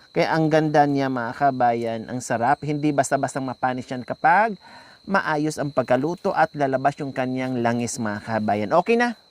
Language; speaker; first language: Filipino; native; Filipino